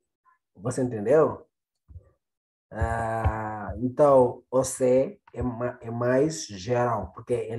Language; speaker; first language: Portuguese; non-native, fluent; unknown